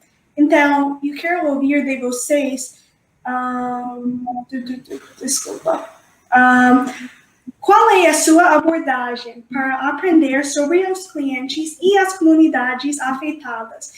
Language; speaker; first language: Portuguese; non-native, fluent; English